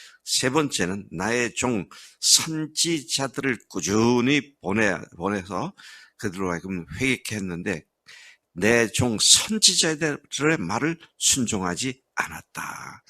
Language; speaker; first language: Korean; native; Korean